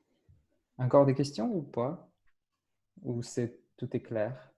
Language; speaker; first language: French; non-native, fluent; Russian